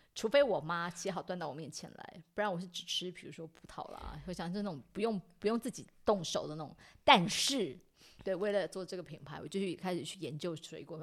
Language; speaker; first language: Chinese; native; Chinese